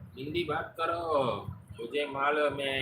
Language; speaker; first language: Hindi; non-native, local second language; Tamil